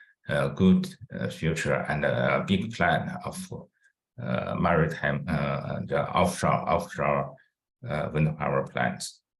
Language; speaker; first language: English; non-native, fluent; Chinese